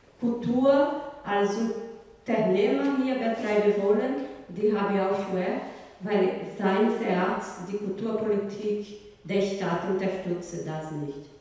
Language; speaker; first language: German; non-native, learner; Portuguese